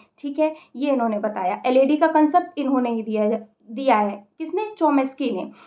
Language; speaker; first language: Hindi; native; Hindi